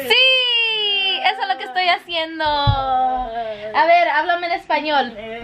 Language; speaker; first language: Spanish; early bilingual, heritage; Spanish